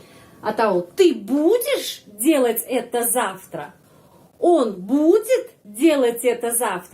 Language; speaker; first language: Russian; non-native, fluent; Indonesian